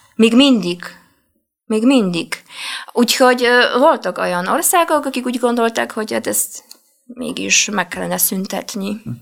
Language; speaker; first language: Hungarian; non-native, fluent; Polish